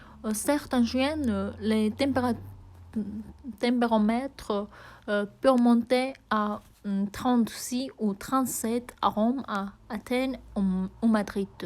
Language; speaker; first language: French; non-native, learner; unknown